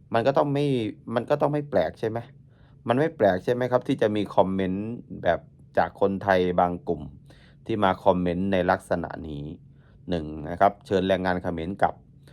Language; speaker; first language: Thai; native; Thai